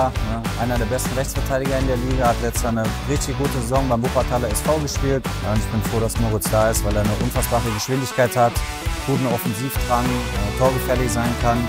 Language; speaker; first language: German; native; German